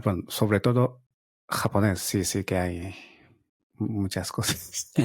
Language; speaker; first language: Spanish; non-native, learner; Japanese